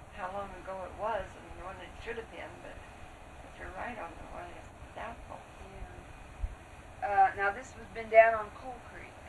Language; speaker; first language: English; native; English